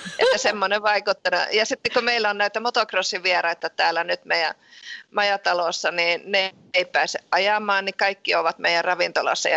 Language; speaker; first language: Finnish; early bilingual, heritage; Finnish